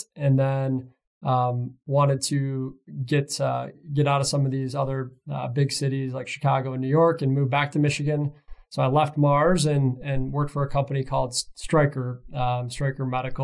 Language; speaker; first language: English; native; English